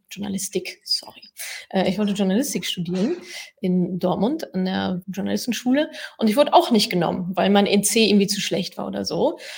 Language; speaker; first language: German; native; German